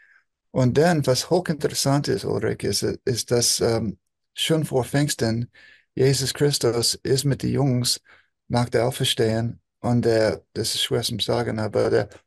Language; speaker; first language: German; non-native, fluent; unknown